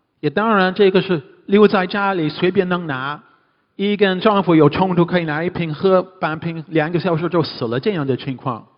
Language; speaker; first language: Chinese; non-native, fluent; English